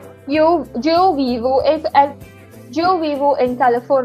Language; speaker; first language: Spanish; non-native, learner; Hindi